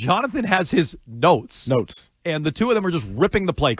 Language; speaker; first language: English; native; English